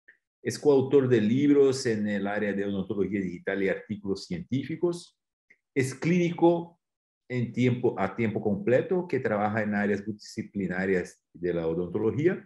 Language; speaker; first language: Spanish; non-native, fluent; Portuguese